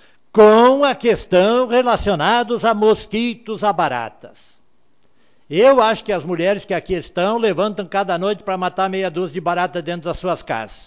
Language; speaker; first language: Portuguese; native; Portuguese